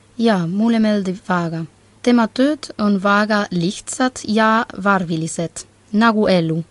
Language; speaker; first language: Estonian; non-native, learner; Spanish